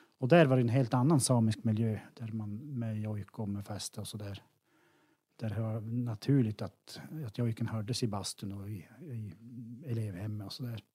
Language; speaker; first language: Swedish; native; Swedish